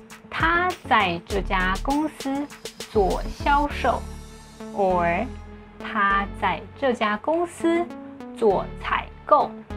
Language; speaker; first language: Chinese; native; Chinese